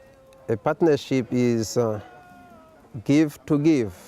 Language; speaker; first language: English; non-native, local second language; Haitian Creole